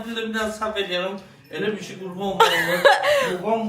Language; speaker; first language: Azerbaijani; native; Azerbaijani